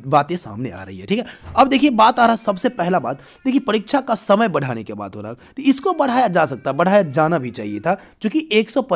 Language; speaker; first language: Hindi; native; Hindi